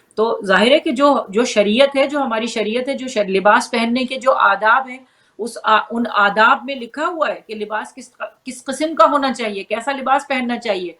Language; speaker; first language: Urdu; native; Urdu